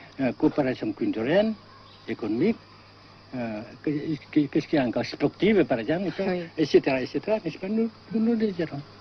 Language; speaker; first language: French; non-native, local second language; Vietnamese